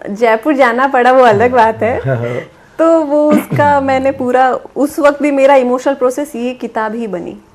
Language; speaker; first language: Hindi; native; Hindi